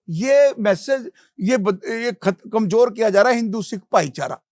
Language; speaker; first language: Hindi; non-native, local second language; Punjabi